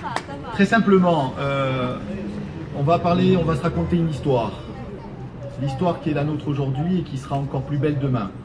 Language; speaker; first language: French; native; French